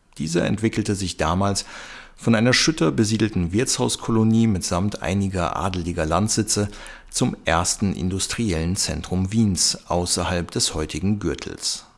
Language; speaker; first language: German; native; German